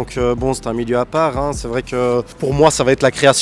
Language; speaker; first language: French; native; French